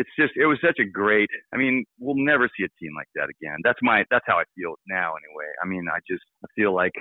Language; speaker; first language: English; native; English